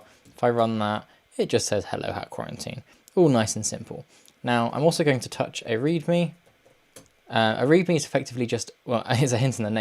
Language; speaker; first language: English; native; English